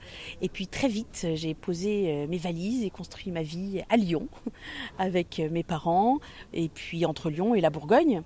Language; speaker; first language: French; native; French